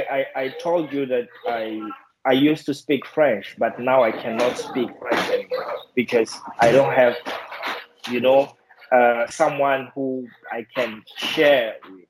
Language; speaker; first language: English; non-native, fluent; Portuguese